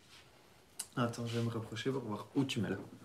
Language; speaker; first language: French; native; French